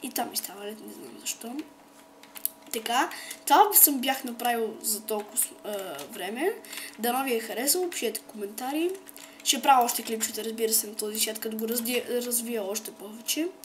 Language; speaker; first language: Bulgarian; native; Bulgarian